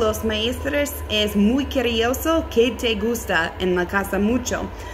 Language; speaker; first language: Spanish; non-native, learner; English